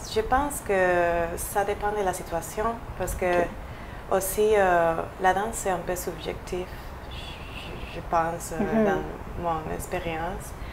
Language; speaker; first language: French; non-native, fluent; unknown